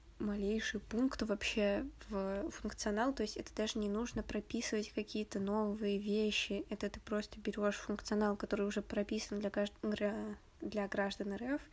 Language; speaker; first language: Russian; native; Russian